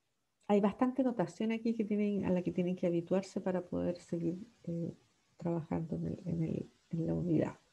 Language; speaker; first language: Spanish; native; Spanish